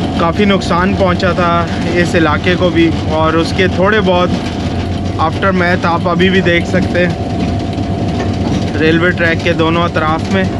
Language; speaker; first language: Urdu; native; Urdu